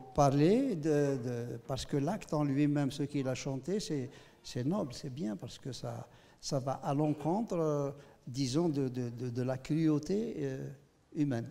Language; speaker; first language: French; non-native, local second language; Kabyle